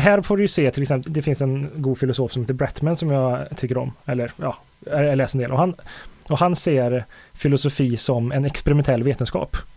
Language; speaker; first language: Swedish; native; Swedish